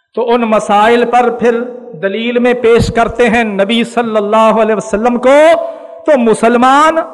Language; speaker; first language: Urdu; non-native, local second language; Punjabi